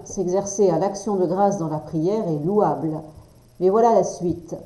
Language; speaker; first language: French; native; French